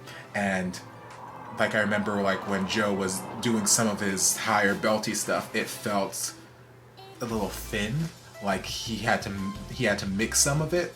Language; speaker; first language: English; native; English